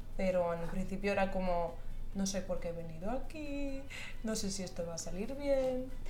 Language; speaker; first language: Spanish; non-native, local second language; Catalan